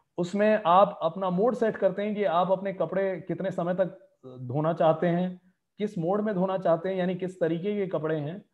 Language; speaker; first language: Hindi; native; Hindi